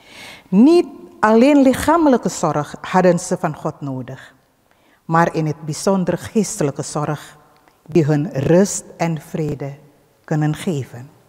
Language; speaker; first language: Dutch; early bilingual, other home language; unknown